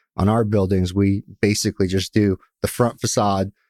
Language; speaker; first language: English; early bilingual, other home language; Russian